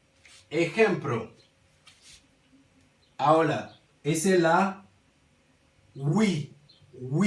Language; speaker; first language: Spanish; non-native, learner; Haitian Creole